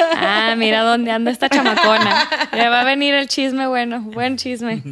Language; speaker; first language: Spanish; early bilingual, other home language; English